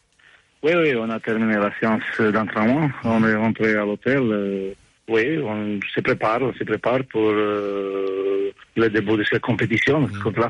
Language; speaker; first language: French; non-native, fluent; Romanian